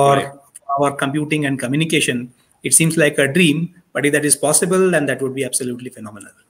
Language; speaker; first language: English; non-native, local second language; Odia